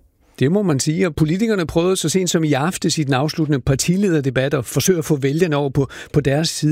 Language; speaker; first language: Danish; native; Danish